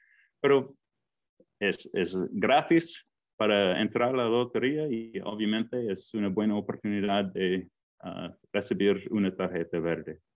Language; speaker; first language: Spanish; non-native, fluent; English